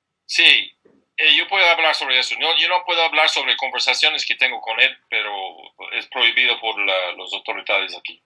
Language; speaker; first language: Spanish; non-native, fluent; English